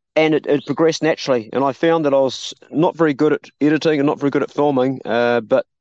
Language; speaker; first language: English; native; English